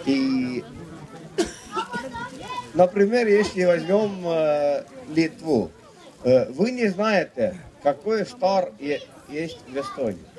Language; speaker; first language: Russian; non-native, fluent; Estonian